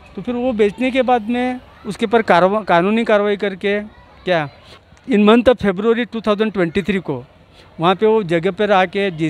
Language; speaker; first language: Hindi; non-native, local second language; Urdu